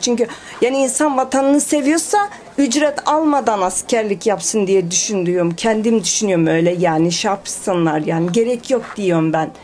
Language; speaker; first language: Turkish; early bilingual, heritage; Turkish